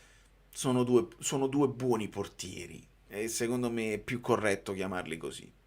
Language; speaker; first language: Italian; native; Italian